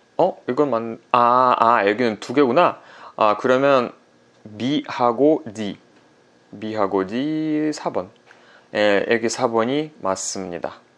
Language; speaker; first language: Korean; non-native, fluent; Russian